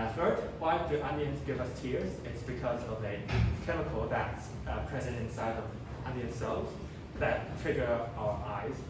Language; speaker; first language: English; non-native, local second language; Chinese